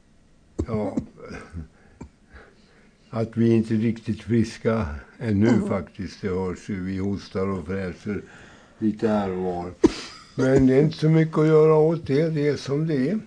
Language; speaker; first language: Swedish; native; Swedish